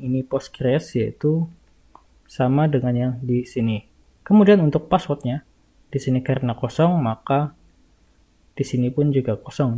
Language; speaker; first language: Indonesian; native; Indonesian